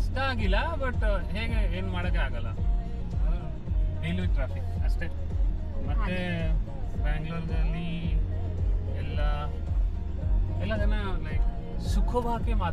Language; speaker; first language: Kannada; non-native, learner; Odia